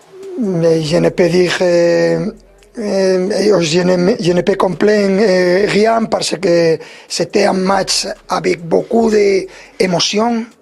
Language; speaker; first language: French; non-native, learner; Spanish